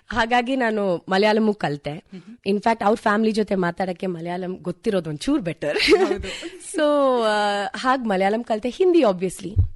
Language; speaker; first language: Kannada; non-native, local second language; Tamil